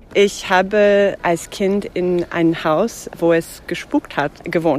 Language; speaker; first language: German; non-native, fluent; English